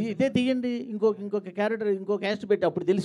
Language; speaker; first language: Telugu; native; Telugu